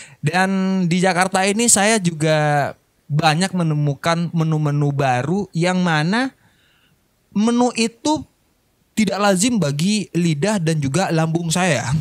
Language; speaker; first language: Indonesian; native; Indonesian